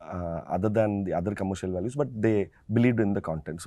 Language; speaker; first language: English; non-native, local second language; Tamil